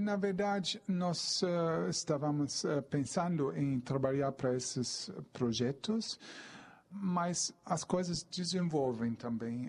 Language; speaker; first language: Portuguese; non-native, fluent; German